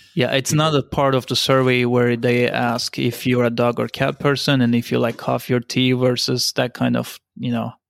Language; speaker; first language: English; non-native, fluent; Turkish